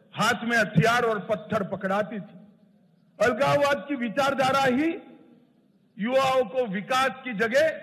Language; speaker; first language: Hindi; non-native, local second language; Gujarati